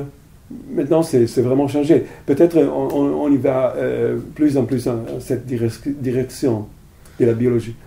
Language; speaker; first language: French; non-native, fluent; Italian